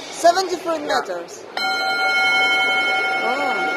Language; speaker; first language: English; non-native, learner; French